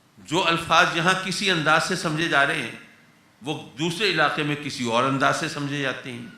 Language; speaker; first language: Urdu; native; Urdu